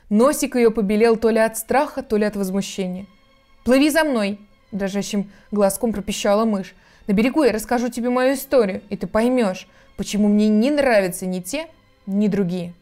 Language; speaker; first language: Russian; native; Russian